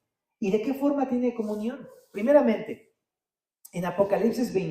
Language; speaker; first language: Spanish; native; Spanish